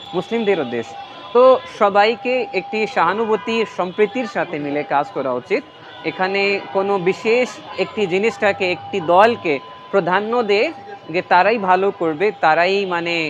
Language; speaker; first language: Bangla; non-native, fluent; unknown